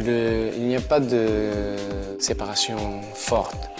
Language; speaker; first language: French; non-native, learner; Japanese